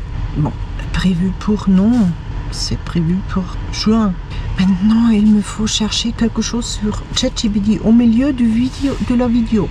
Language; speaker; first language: French; non-native, fluent; German